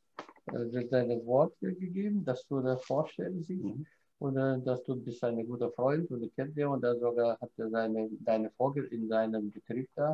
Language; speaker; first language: German; non-native, fluent; Russian